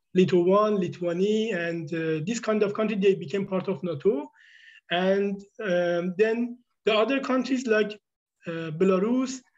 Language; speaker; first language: English; non-native, fluent; Persian